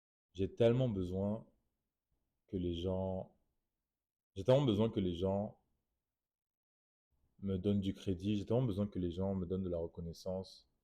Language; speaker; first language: French; native; French